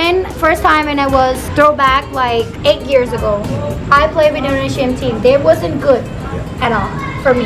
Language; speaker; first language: English; non-native, learner; Thai